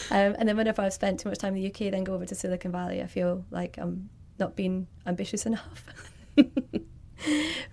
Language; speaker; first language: English; native; English